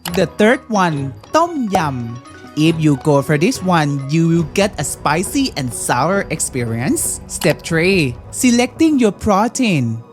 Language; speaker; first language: English; non-native, fluent; Thai